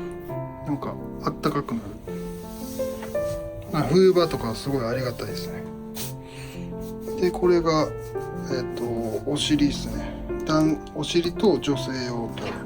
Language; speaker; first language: Japanese; native; Japanese